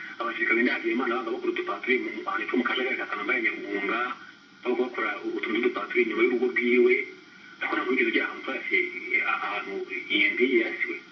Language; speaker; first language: Kinyarwanda; early bilingual, heritage; Kinyarwanda